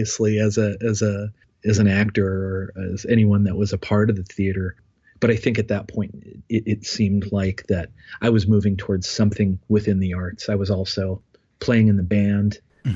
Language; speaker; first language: English; native; English